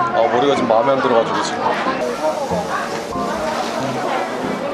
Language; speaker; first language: Korean; native; Korean